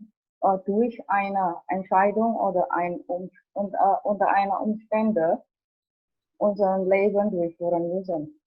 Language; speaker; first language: German; non-native, learner; Indonesian